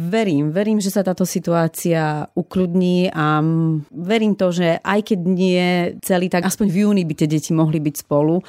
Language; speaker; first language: Slovak; native; Slovak